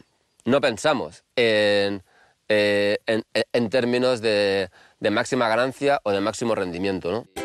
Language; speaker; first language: Spanish; native; Spanish